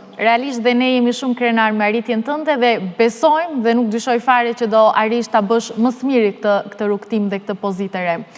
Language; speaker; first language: Albanian; native; Albanian